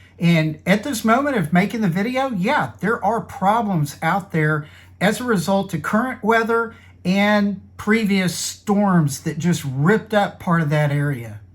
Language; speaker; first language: English; native; English